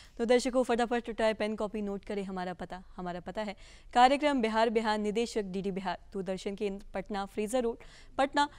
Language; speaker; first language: Hindi; native; Hindi